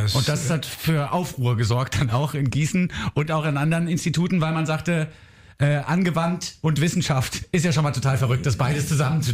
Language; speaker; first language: German; native; German